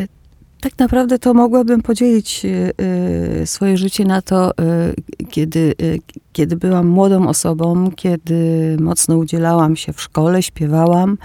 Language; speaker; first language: Polish; early bilingual, other home language; Greek